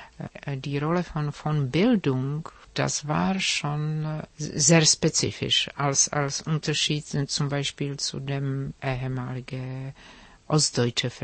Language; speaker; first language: German; non-native, fluent; Czech